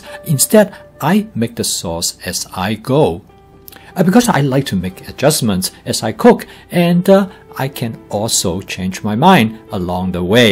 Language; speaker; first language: English; non-native, fluent; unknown